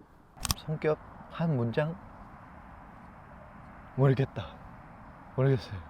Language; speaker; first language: Korean; non-native, fluent; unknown